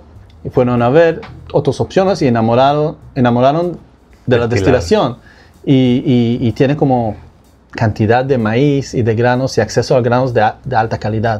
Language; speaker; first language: Spanish; non-native, fluent; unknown